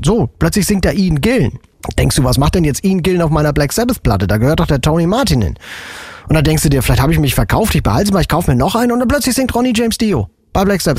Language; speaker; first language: German; native; German